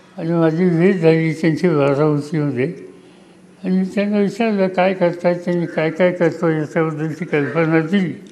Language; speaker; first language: Marathi; native; Marathi